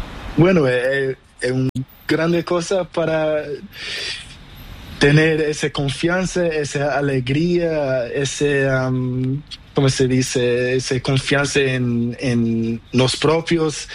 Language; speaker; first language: Spanish; non-native, learner; Portuguese